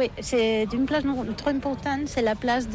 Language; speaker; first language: French; non-native, learner; Catalan